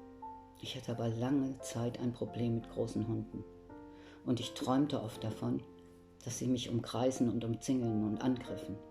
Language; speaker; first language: German; native; German